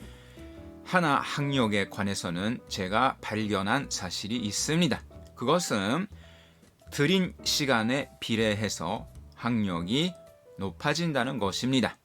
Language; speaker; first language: Korean; non-native, fluent; Japanese